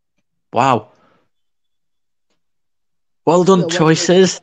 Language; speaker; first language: English; native; English